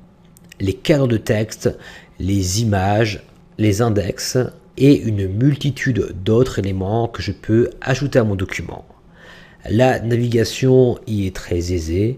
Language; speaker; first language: French; native; French